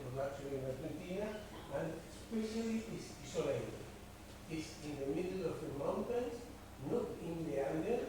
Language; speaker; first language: English; non-native, fluent; Spanish